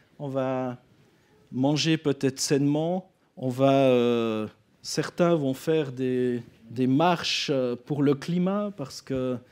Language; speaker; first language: French; native; French